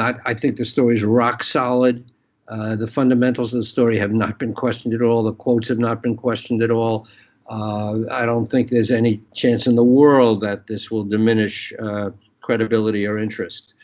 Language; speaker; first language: English; native; English